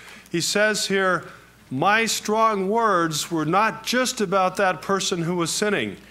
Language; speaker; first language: English; native; English